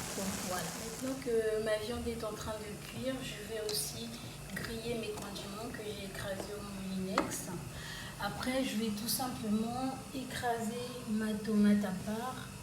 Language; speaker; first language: French; non-native, local second language; Lingala